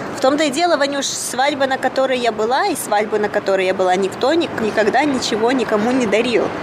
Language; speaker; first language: Russian; native; Russian